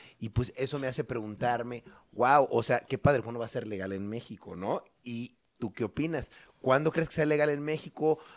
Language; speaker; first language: Spanish; native; Spanish